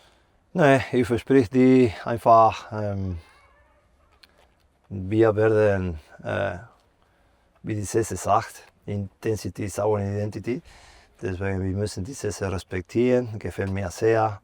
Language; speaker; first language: German; non-native, fluent; Spanish